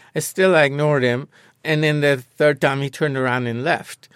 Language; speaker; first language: English; non-native, fluent; Persian